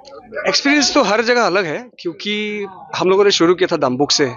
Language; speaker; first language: Hindi; non-native, local second language; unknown